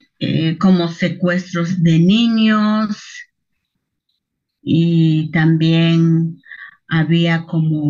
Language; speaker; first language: Spanish; non-native, local second language; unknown